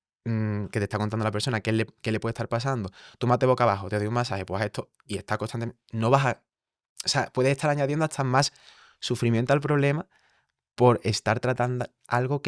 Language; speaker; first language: Spanish; native; Spanish